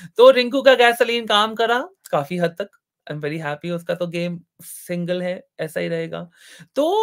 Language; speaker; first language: Hindi; native; Hindi